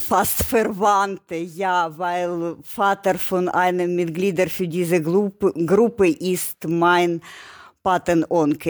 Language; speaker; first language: German; non-native, learner; Ukrainian